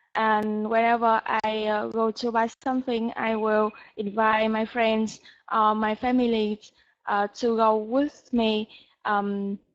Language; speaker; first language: English; non-native, learner; Vietnamese